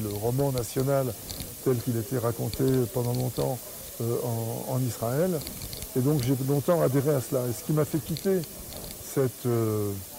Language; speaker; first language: French; native; French